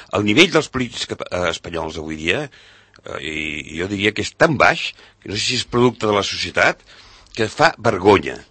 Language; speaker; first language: Catalan; native; Catalan